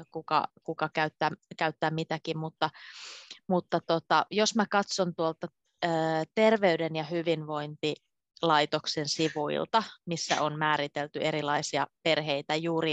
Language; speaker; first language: Finnish; native; Finnish